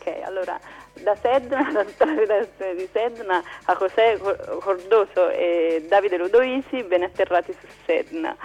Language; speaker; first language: Italian; native; Italian